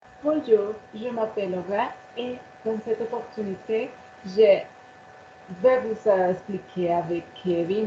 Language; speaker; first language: French; non-native, learner; Spanish